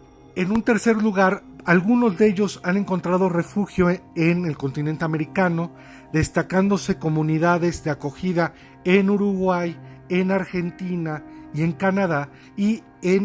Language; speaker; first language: Spanish; native; Spanish